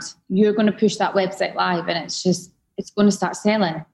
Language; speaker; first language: English; native; English